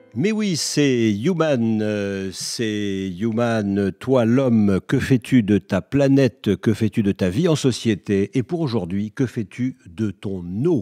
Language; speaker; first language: French; native; French